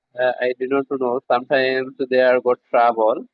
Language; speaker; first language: English; non-native, learner; Bangla